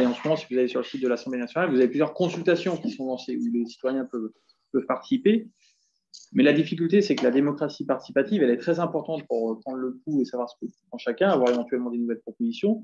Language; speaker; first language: French; native; French